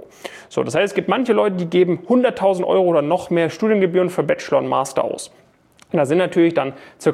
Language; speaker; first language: German; native; German